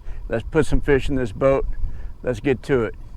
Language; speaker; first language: English; native; English